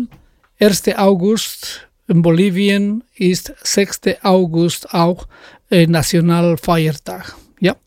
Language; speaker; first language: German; non-native, fluent; Spanish